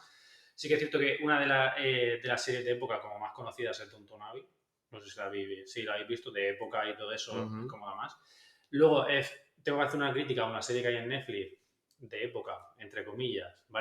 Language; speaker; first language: Spanish; native; Spanish